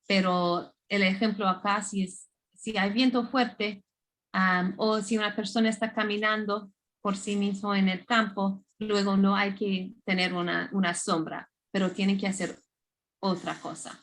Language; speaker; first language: Spanish; non-native, fluent; English